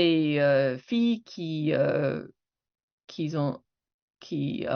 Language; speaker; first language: French; non-native, fluent; English